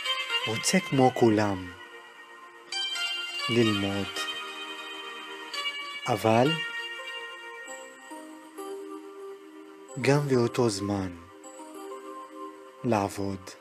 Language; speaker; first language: Hebrew; non-native, local second language; Arabic